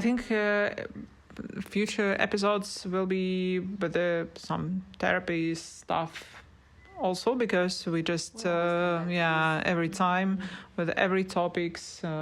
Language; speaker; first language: English; non-native, learner; Russian